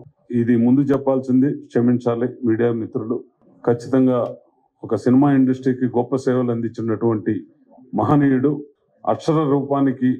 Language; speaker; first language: Telugu; native; Telugu